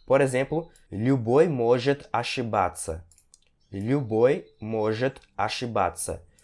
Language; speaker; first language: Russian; non-native, fluent; Portuguese